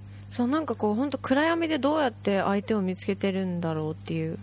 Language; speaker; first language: Japanese; native; Japanese